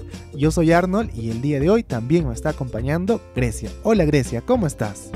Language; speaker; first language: Spanish; native; Spanish